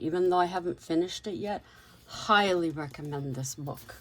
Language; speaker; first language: English; native; English